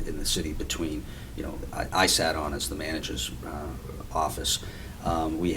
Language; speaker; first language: English; native; English